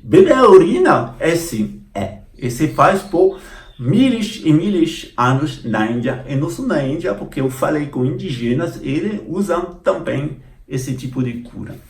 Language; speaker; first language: Portuguese; non-native, fluent; French